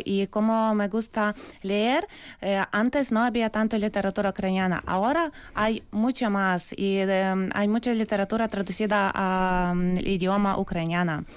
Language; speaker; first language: Spanish; non-native, learner; Ukrainian